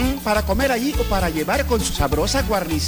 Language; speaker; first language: Spanish; native; Spanish